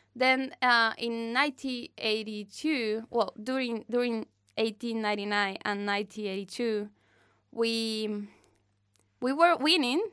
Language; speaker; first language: English; non-native, fluent; Spanish